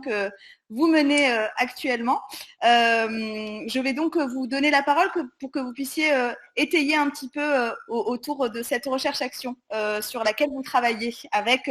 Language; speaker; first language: French; native; French